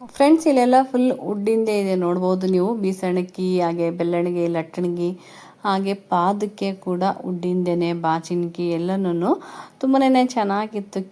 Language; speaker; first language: Kannada; native; Kannada